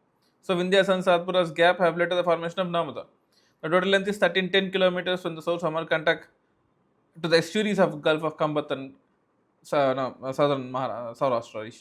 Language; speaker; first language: English; non-native, local second language; Telugu